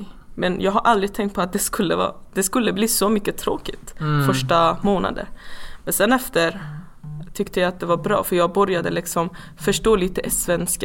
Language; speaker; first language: Swedish; non-native, fluent; Persian